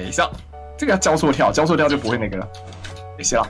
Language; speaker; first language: Chinese; native; Chinese